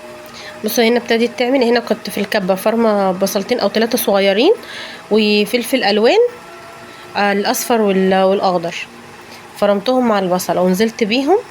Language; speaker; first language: Arabic; native; Arabic